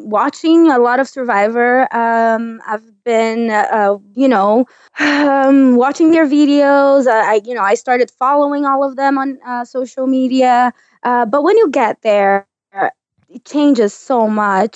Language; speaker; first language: English; non-native, fluent; Portuguese